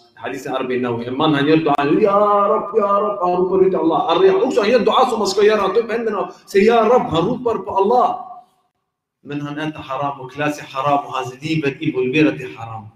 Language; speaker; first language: Swedish; early bilingual, other home language; Arabic